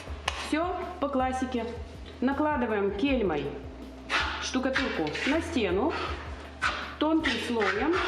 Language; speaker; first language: Russian; native; Russian